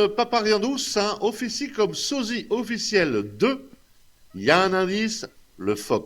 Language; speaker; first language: French; native; French